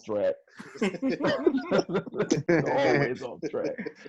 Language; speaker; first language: English; native; English